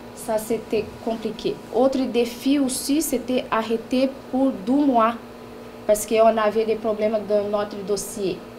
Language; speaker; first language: French; non-native, fluent; Portuguese